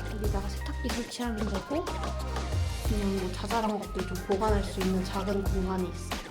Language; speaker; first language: Korean; native; Korean